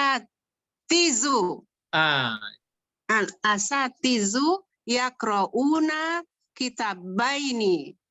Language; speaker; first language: Arabic; non-native, learner; Indonesian